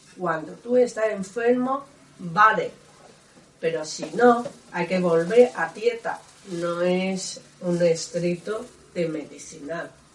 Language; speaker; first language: Spanish; non-native, learner; Chinese